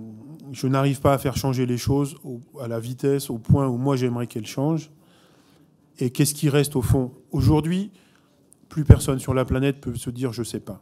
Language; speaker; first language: French; native; French